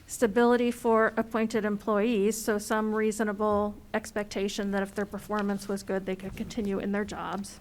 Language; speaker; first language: English; native; English